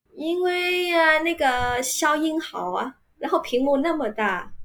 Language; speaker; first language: Chinese; non-native, fluent; Vietnamese